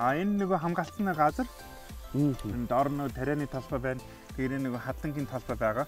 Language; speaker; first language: Mongolian; non-native, fluent; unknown